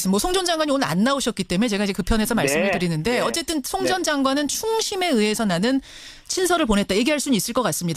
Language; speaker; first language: Korean; native; Korean